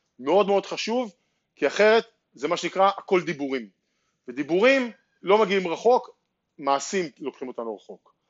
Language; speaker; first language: Hebrew; native; Hebrew